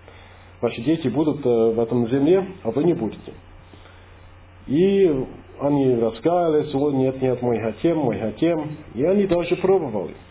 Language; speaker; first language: Russian; non-native, fluent; English